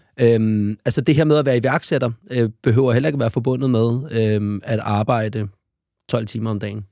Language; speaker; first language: Danish; native; Danish